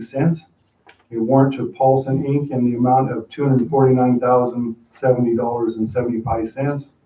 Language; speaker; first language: English; native; English